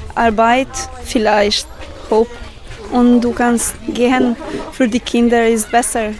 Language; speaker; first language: German; non-native, learner; Albanian